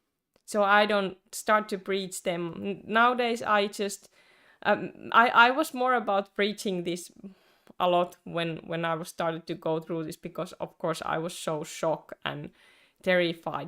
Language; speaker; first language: English; non-native, fluent; Finnish